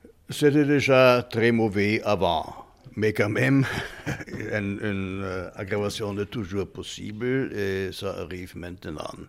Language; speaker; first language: French; non-native, fluent; German